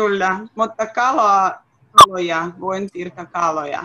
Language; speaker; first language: Finnish; non-native, learner; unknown